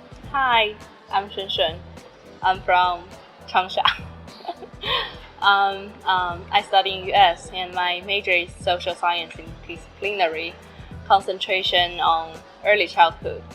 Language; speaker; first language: English; non-native, learner; Chinese